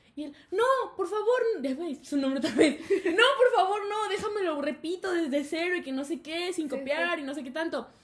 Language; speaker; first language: Spanish; native; Spanish